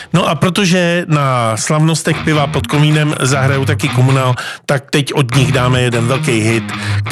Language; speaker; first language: Czech; native; Czech